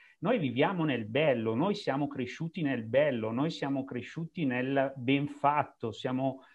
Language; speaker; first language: Italian; native; Italian